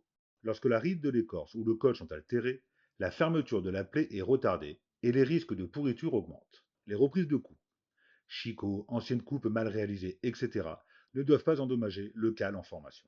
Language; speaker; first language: French; native; French